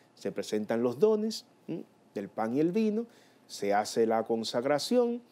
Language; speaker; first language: Spanish; native; Spanish